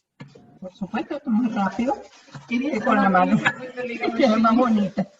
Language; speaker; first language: Spanish; native; Spanish